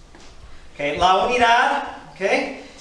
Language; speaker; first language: Spanish; non-native, fluent; English